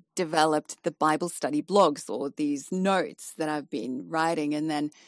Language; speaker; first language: English; native; English